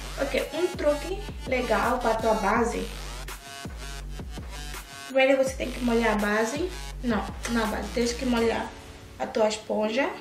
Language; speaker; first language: Portuguese; early bilingual, heritage; English